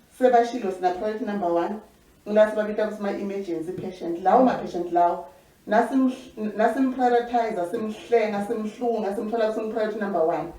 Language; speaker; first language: Zulu; non-native, local second language; Swati